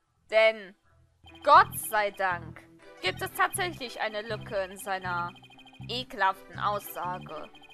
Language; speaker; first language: German; native; German